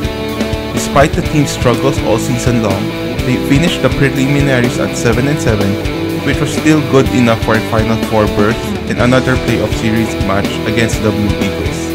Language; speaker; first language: English; non-native, local second language; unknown